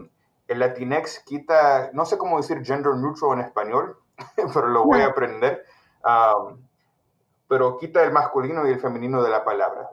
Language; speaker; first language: Spanish; early bilingual, heritage; Spanish